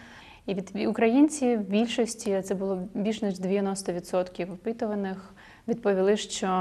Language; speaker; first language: Ukrainian; non-native, local second language; Russian